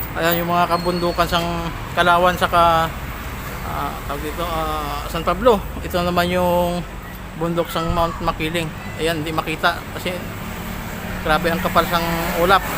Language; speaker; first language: Filipino; native; Filipino